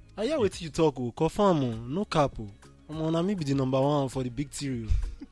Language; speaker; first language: Nigerian Pidgin; native; Nigerian Pidgin